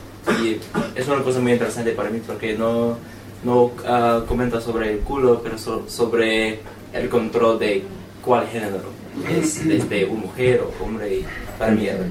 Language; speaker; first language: Spanish; non-native, learner; English